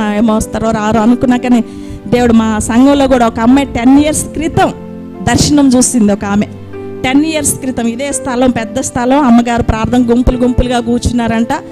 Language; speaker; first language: Telugu; native; Telugu